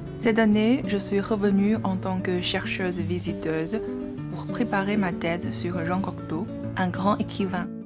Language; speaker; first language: French; non-native, fluent; Chinese